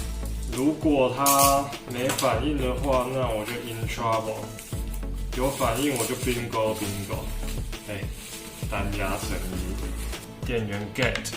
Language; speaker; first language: Chinese; native; Chinese